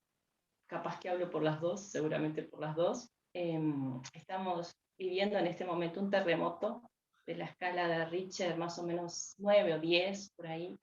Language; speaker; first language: Spanish; native; Spanish